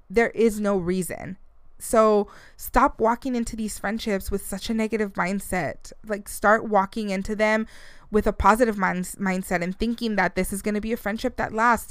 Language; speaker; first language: English; early bilingual, other home language; Spanish